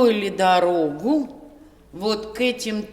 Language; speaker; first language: Russian; native; Russian